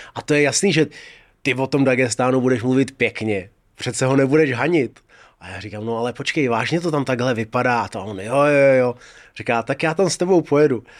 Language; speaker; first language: Czech; early bilingual, other home language; Russian